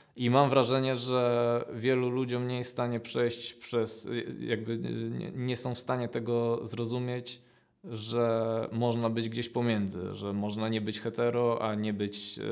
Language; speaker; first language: Polish; native; Polish